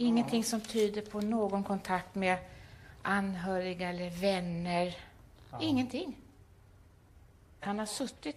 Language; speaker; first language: Swedish; native; Swedish